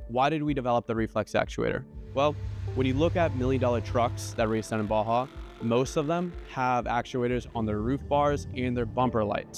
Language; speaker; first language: English; native; English